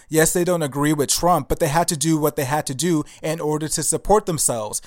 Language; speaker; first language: English; early bilingual, other home language; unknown